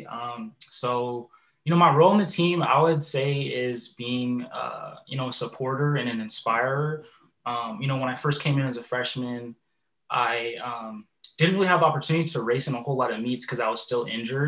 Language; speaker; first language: English; native; English